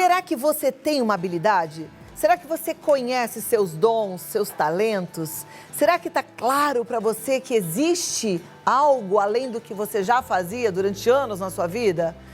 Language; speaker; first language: Portuguese; native; Portuguese